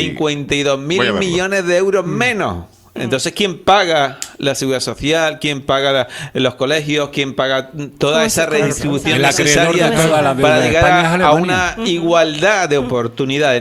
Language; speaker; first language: Spanish; native; Spanish